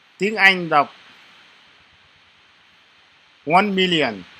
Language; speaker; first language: Vietnamese; non-native, local second language; Jarai